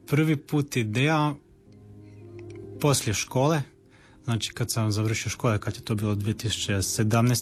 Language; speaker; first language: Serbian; early bilingual, heritage; Croatian